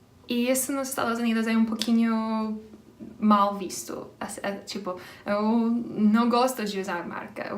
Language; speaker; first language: Portuguese; non-native, fluent; English